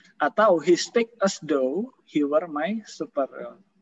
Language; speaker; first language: English; non-native, fluent; Indonesian